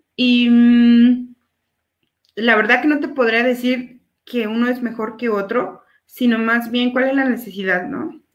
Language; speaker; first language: Spanish; native; Spanish